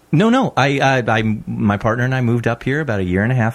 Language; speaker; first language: English; native; English